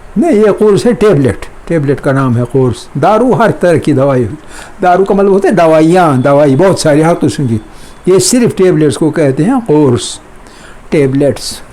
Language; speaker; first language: Urdu; non-native, local second language; Kashmiri